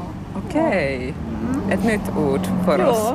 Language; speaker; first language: Swedish; non-native, learner; Finnish